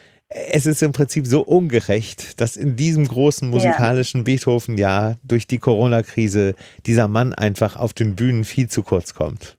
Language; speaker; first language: German; native; German